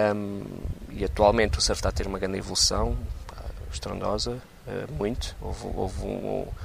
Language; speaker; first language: Portuguese; native; Portuguese